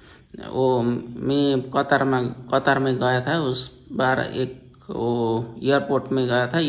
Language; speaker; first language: Hindi; non-native, learner; Nepali